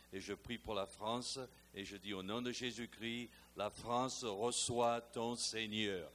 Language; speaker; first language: French; native; French